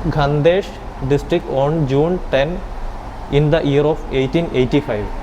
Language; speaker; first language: English; non-native, local second language; Malayalam